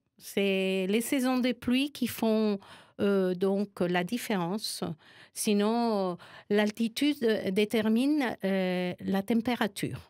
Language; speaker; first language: French; non-native, fluent; Spanish